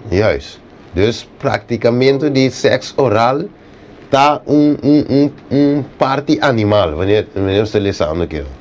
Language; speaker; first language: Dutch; non-native, local second language; Papiamento